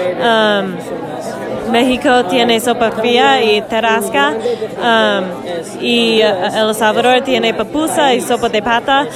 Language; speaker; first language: Spanish; non-native, learner; English